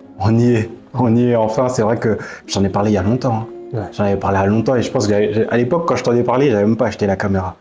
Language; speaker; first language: French; native; French